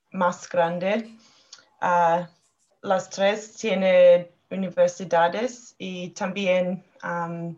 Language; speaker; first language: Spanish; non-native, learner; English